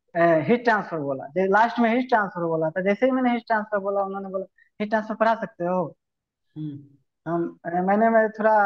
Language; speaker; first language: Hindi; native; Hindi